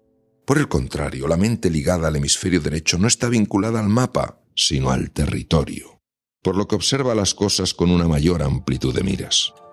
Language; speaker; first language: Spanish; native; Spanish